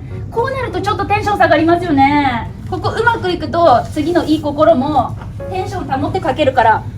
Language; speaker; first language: Japanese; native; Japanese